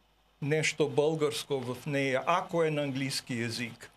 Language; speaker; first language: Bulgarian; early bilingual, heritage; Bulgarian